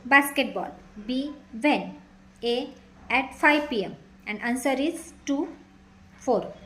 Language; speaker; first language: English; non-native, local second language; Marathi